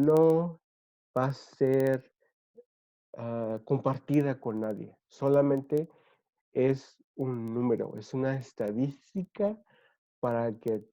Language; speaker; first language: Spanish; early bilingual, other home language; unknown